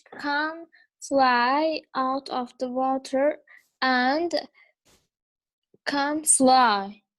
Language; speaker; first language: English; non-native, learner; Turkish